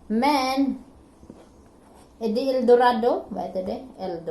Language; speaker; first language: Swedish; non-native, learner; Filipino